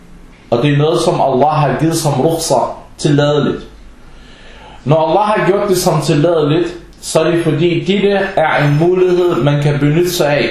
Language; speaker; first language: Danish; non-native, local second language; Arabic